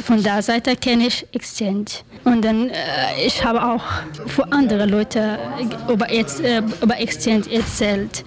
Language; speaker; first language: German; non-native, learner; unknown